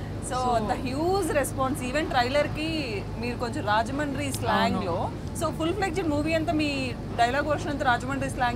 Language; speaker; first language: Telugu; native; Telugu